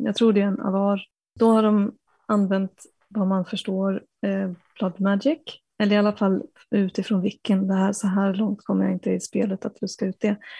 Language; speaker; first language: Swedish; native; Swedish